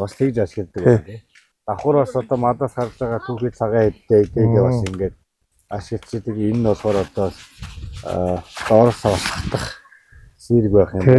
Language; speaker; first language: Mongolian; native; Mongolian